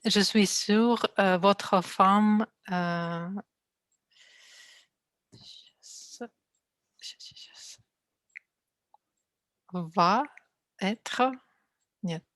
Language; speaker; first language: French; non-native, learner; Russian